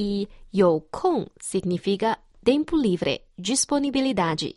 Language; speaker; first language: Portuguese; non-native, fluent; Chinese